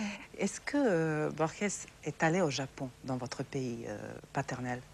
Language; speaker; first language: French; non-native, fluent; Serbian